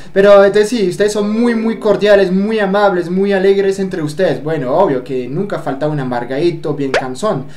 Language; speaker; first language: Spanish; non-native, fluent; French